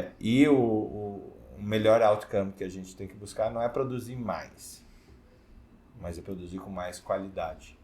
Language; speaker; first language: Portuguese; native; Portuguese